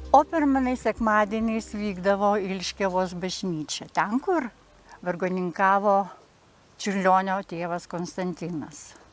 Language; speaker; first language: Lithuanian; native; Lithuanian